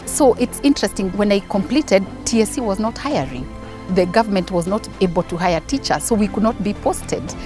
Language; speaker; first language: English; non-native, local second language; Kikuyu